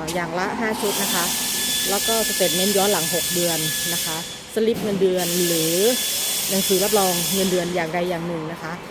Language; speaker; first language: Thai; native; Thai